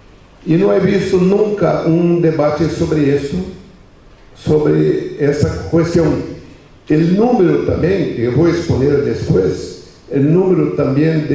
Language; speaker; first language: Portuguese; non-native, learner; Spanish